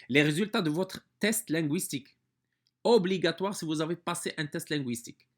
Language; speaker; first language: French; non-native, local second language; Arabic